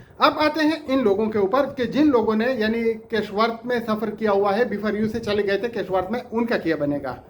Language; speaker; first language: Urdu; non-native, local second language; Pashto